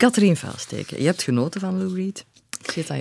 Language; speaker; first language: Dutch; native; Dutch